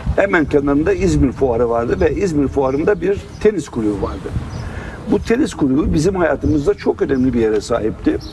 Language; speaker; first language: Turkish; native; Turkish